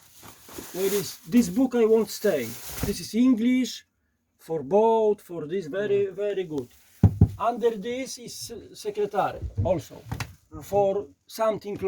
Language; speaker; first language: English; non-native, learner; Polish